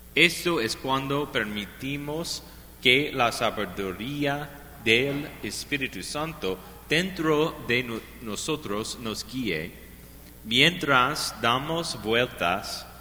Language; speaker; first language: Spanish; non-native, learner; English